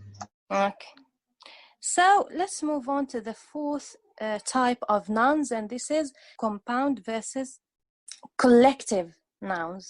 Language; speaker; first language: English; non-native, fluent; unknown